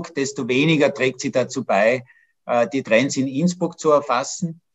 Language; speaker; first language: German; native; German